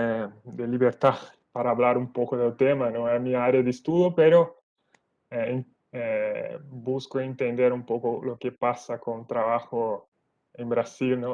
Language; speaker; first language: Spanish; non-native, fluent; Portuguese